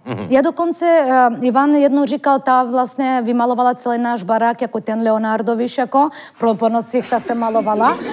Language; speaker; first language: Czech; non-native, fluent; Turkish